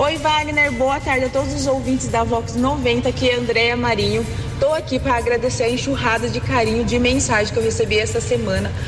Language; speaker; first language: Portuguese; native; Portuguese